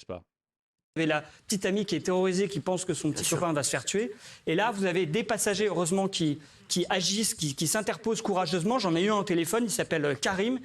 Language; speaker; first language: French; native; French